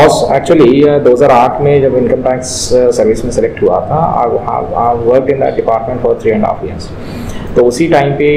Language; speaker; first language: Hindi; non-native, local second language; Telugu